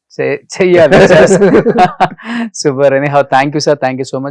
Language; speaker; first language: Telugu; native; Telugu